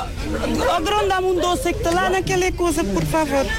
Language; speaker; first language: Portuguese; non-native, local second language; Kabuverdianu